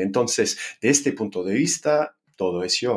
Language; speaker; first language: Spanish; non-native, fluent; English